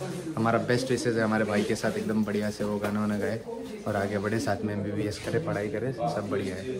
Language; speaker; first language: Hindi; native; Hindi